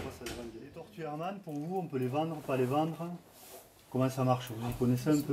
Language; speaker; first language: French; native; French